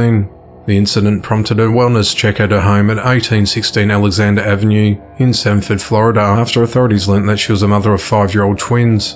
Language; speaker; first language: English; native; English